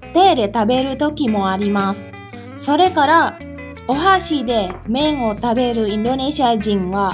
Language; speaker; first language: Japanese; non-native, fluent; Indonesian